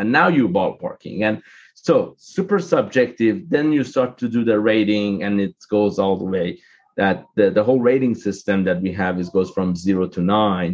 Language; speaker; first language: English; non-native, fluent; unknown